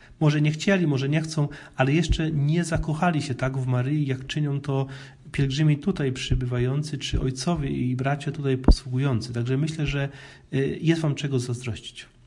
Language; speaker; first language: Polish; native; Polish